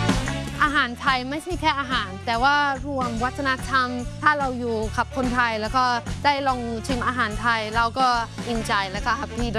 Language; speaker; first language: Thai; non-native, fluent; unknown